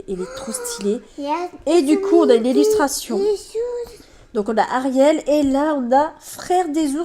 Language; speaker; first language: French; native; French